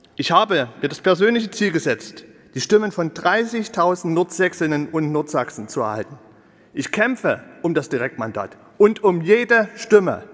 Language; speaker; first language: German; native; German